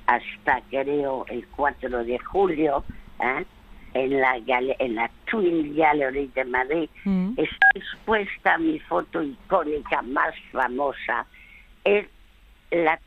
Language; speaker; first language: Spanish; early bilingual, other home language; French